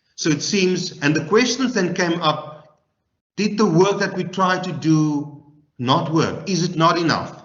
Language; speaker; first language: English; non-native, local second language; Afrikaans